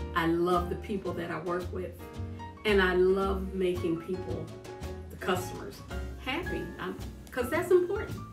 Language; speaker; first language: English; native; English